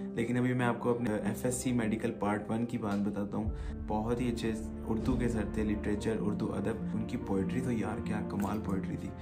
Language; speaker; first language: Urdu; non-native, local second language; Punjabi